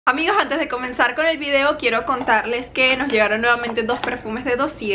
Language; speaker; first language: Spanish; native; Spanish